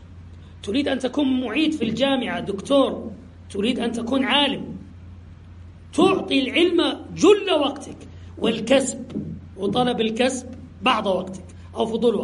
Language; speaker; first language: Arabic; native; Arabic